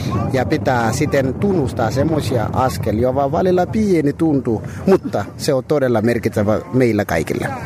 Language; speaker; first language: Finnish; non-native, fluent; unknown